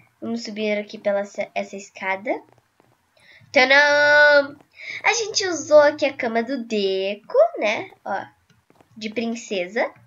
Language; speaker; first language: Portuguese; native; Portuguese